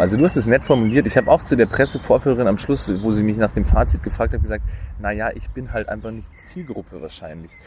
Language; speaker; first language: German; native; German